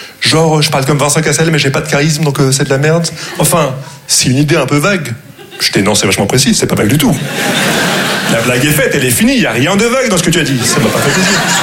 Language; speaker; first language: French; non-native, local second language; Arabic